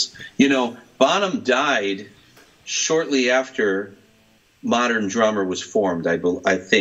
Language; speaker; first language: English; native; English